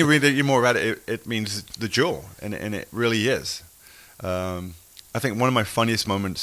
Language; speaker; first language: English; native; English